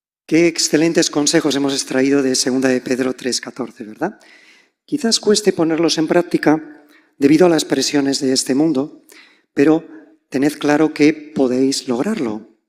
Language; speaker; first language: Spanish; native; Spanish